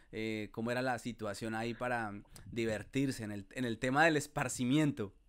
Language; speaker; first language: Spanish; native; Spanish